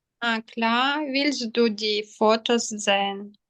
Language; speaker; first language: German; non-native, learner; Ukrainian